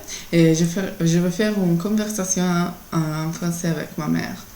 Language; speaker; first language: French; non-native, learner; Italian